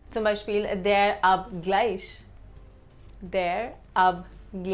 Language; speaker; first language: German; non-native, fluent; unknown